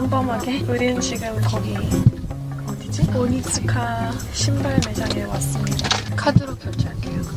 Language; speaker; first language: Korean; early bilingual, heritage; English